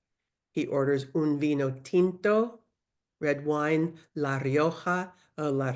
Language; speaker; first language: Spanish; non-native, learner; English